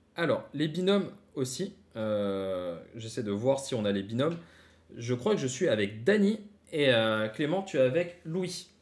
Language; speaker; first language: French; native; French